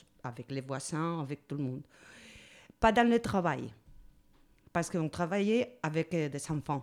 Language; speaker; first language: French; non-native, learner; Spanish